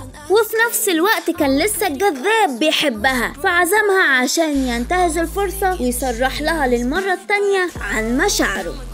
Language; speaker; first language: Arabic; native; Arabic